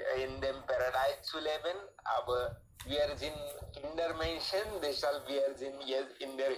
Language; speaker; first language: German; non-native, learner; Hindi